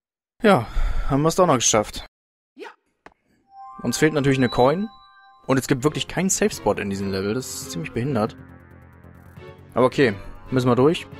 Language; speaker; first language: German; native; German